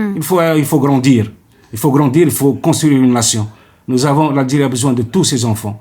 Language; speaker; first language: French; non-native, local second language; Arabic